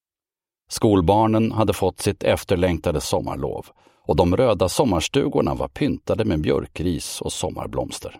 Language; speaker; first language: Swedish; native; Swedish